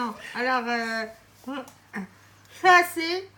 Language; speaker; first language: French; native; French